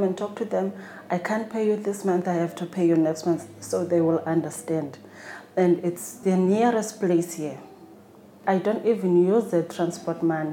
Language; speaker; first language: English; non-native, local second language; Xhosa